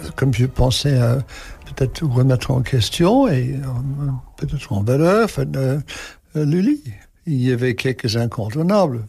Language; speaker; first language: French; non-native, fluent; English